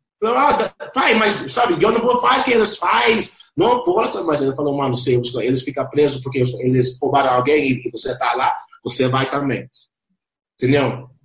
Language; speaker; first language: Portuguese; non-native, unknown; Spanish